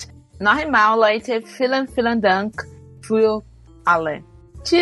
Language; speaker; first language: German; non-native, learner; Portuguese